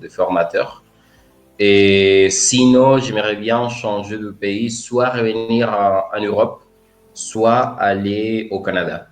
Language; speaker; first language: French; non-native, fluent; Spanish